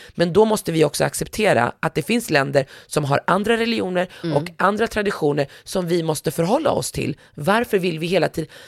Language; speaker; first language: Swedish; early bilingual, other home language; Arabic